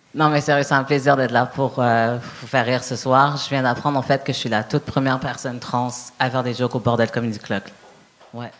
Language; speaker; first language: French; native; French